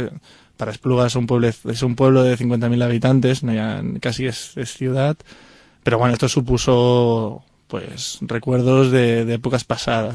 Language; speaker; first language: Spanish; native; Spanish